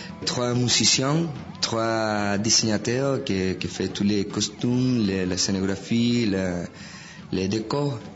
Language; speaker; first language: French; non-native, fluent; Spanish